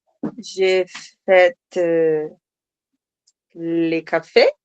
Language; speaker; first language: French; non-native, learner; Portuguese